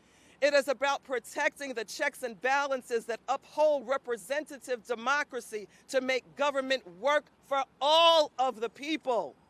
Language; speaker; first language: English; native; English